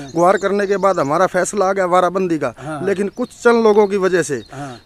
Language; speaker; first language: Hindi; native; Hindi